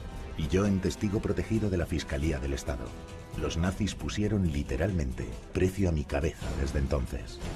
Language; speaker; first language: Spanish; native; Spanish